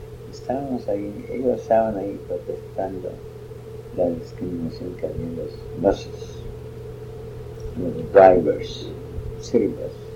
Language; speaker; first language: Spanish; early bilingual, other home language; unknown